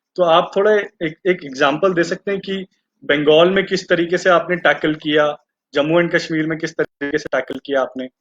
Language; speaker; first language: Hindi; native; Hindi